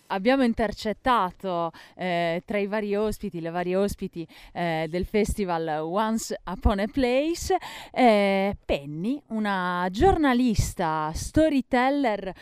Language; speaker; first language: Italian; native; Italian